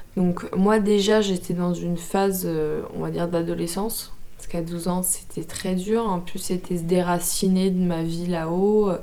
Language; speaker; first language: French; native; French